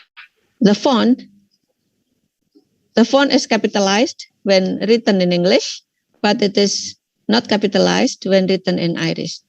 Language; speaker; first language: English; non-native, fluent; Indonesian